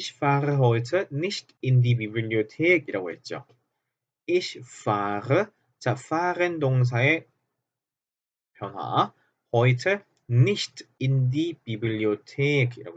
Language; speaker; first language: German; non-native, fluent; Korean